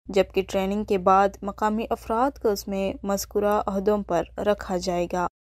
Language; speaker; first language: Urdu; non-native, local second language; Baluchi